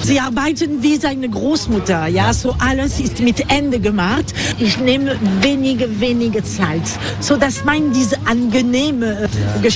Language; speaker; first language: German; non-native, learner; French